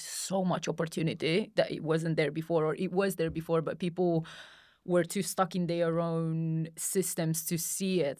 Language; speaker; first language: English; non-native, fluent; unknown